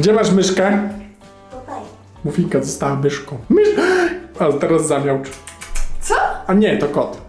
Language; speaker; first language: Polish; native; Polish